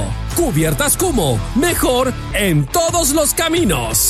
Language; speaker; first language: Spanish; native; Spanish